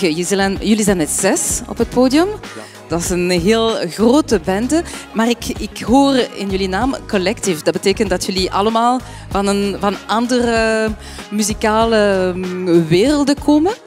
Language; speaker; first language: Dutch; non-native, fluent; French